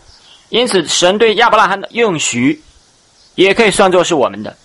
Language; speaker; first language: Chinese; native; Chinese